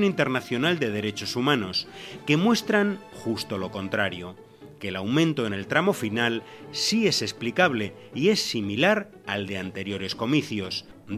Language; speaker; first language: Spanish; native; Spanish